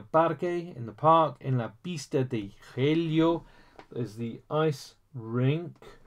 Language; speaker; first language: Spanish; non-native, learner; English